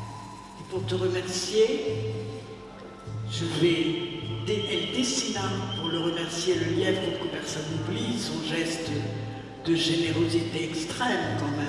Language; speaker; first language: French; native; French